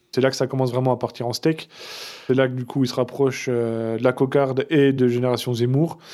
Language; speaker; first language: French; native; French